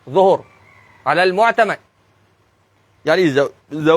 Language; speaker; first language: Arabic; non-native, fluent; Malay